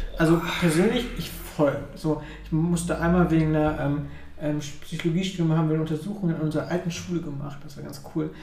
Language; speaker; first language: German; early bilingual, other home language; Ukrainian